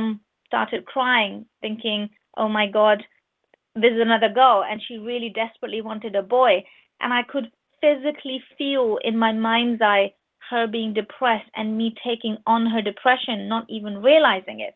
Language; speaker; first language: English; non-native, local second language; Urdu